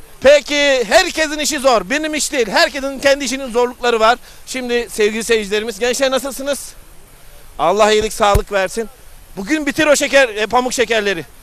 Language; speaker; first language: Turkish; native; Turkish